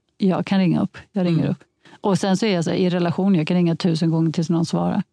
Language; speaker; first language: Swedish; native; Swedish